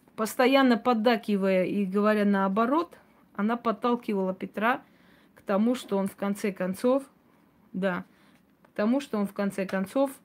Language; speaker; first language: Russian; non-native, local second language; Armenian